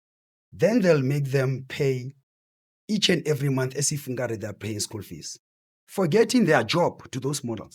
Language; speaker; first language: English; non-native, local second language; Southern Sotho